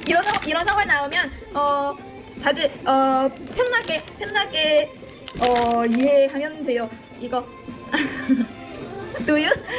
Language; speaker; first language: Korean; non-native, learner; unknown